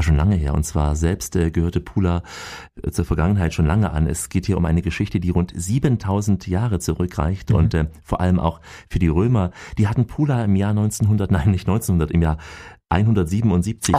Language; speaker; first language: German; native; German